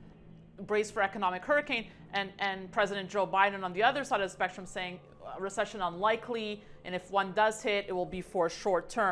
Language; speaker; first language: English; native; English